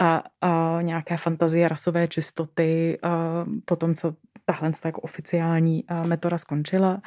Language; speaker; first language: Czech; native; Czech